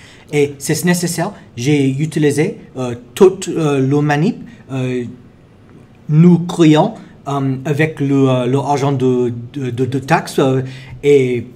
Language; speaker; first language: French; non-native, learner; English